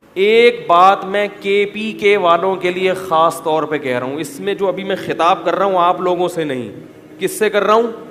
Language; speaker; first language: Urdu; native; Urdu